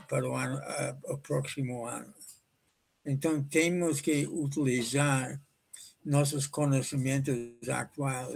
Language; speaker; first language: Portuguese; non-native, fluent; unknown